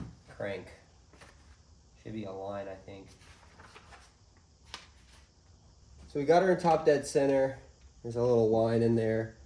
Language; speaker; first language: English; native; English